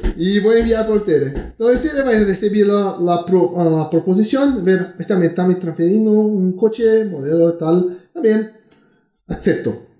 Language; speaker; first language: Spanish; non-native, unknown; Portuguese